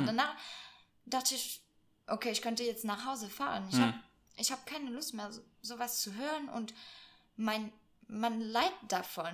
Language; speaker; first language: German; non-native, fluent; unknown